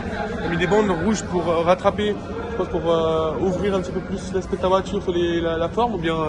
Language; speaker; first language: French; native; French